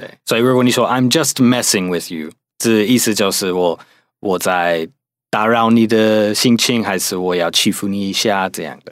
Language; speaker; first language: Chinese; non-native, fluent; English